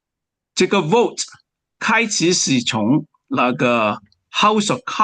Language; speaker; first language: Chinese; native; Chinese